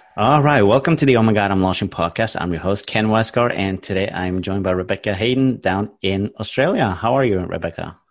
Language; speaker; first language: English; non-native, fluent; Norwegian